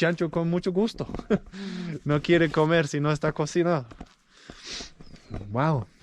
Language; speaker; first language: Spanish; non-native, learner; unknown